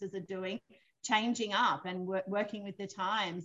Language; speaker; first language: English; native; English